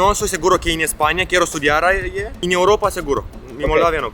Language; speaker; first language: Spanish; non-native, learner; Romanian